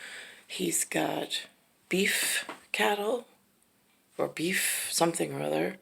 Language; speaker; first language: English; native; English